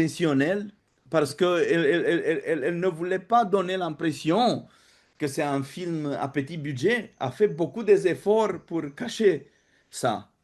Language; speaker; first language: French; non-native, fluent; Romanian